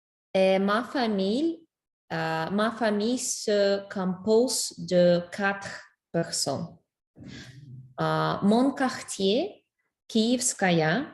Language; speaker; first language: French; non-native, learner; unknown